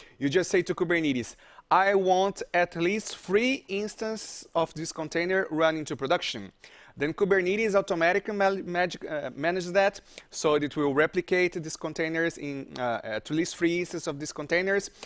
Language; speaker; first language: English; non-native, fluent; Portuguese